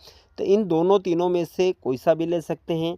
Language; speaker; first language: Hindi; native; Hindi